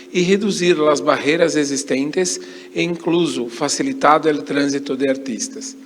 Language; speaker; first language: Portuguese; native; Portuguese